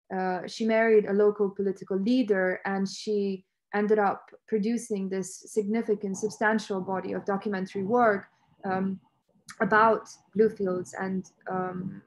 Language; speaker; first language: English; non-native, fluent; Romanian